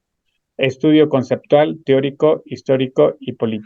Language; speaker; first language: Spanish; native; Spanish